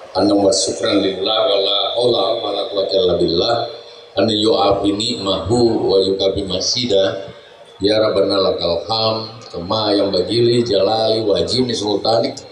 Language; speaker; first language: Indonesian; native; Indonesian